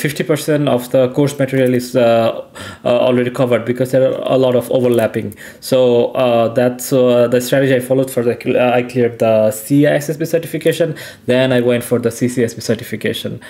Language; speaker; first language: English; non-native, local second language; Bangla